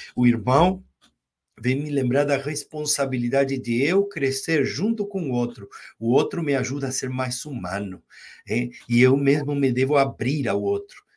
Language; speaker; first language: Portuguese; non-native, fluent; Spanish